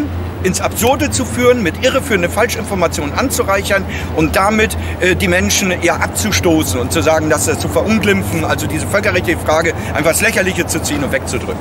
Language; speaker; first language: German; native; German